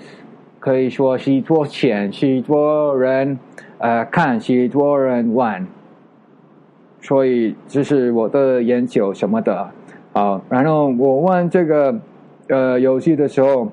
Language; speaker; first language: Chinese; non-native, learner; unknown